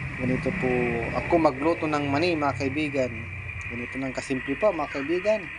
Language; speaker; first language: Filipino; non-native, local second language; Pangasinan